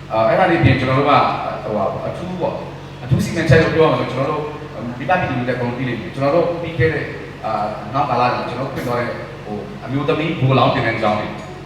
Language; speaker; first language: Burmese; non-native, local second language; Shwe Palaung